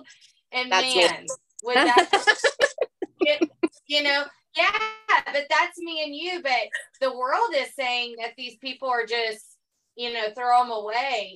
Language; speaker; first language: English; native; English